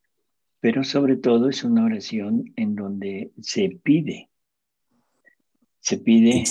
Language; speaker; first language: Spanish; native; Spanish